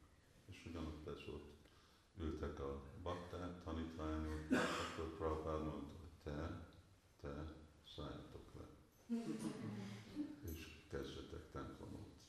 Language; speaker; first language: Hungarian; early bilingual, heritage; Hungarian